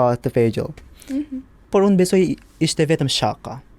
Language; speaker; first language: Albanian; non-native, learner; Indonesian